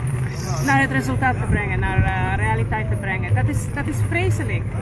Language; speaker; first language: Dutch; non-native, fluent; Polish